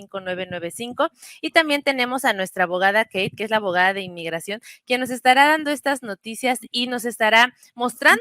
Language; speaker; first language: Spanish; native; Spanish